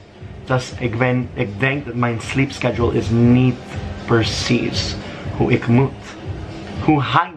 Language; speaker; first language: Dutch; non-native, learner; English